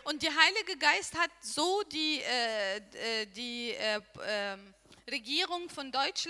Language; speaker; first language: German; non-native, learner; Arabic